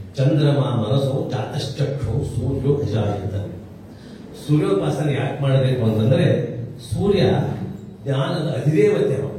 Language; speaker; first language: Kannada; native; Kannada